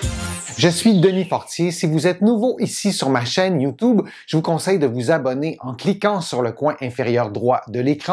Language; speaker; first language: French; native; French